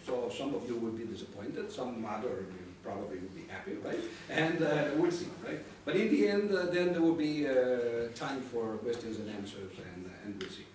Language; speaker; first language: English; non-native, fluent; Italian